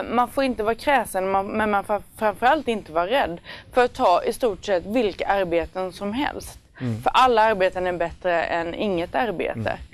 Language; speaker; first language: Swedish; native; Swedish